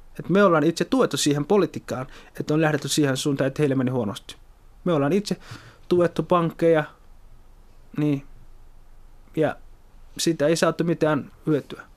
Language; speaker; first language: Finnish; early bilingual, other home language; Somali